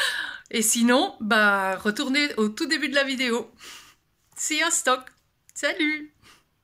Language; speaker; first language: French; non-native, fluent; Hungarian